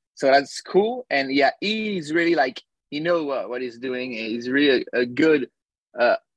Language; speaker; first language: English; non-native, fluent; French